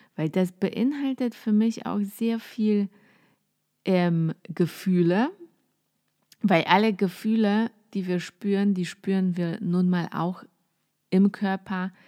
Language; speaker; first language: German; non-native, fluent; Polish